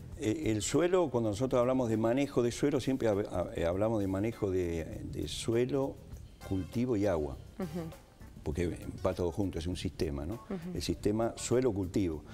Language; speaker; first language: Spanish; native; Spanish